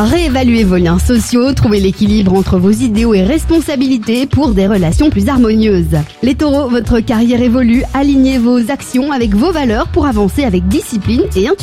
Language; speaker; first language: French; native; French